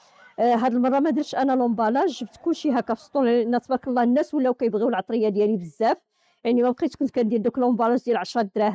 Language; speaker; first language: Arabic; native; Arabic